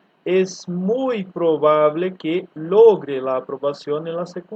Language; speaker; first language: Spanish; non-native, fluent; Portuguese